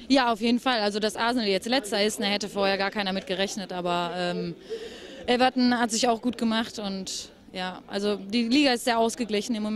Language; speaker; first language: German; native; German